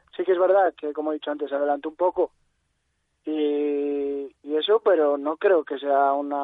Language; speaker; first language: Spanish; native; Spanish